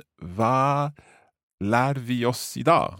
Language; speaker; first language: Swedish; non-native, learner; English